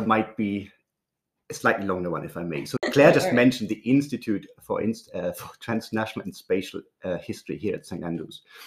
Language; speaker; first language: English; non-native, fluent; German